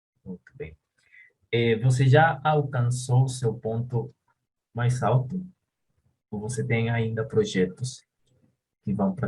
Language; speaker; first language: Portuguese; non-native, fluent; Spanish